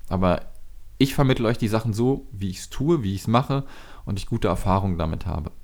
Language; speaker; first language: German; native; German